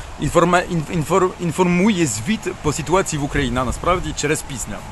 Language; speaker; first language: Ukrainian; non-native, learner; French